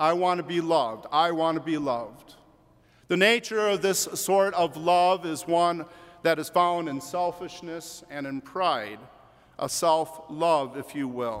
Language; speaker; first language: English; native; English